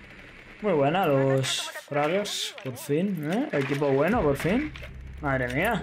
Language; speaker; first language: Spanish; native; Spanish